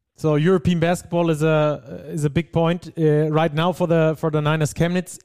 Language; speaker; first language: English; non-native, fluent; German